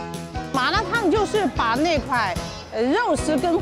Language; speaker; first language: Chinese; native; Chinese